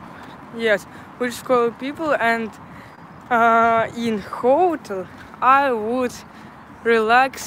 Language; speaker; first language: English; non-native, learner; Russian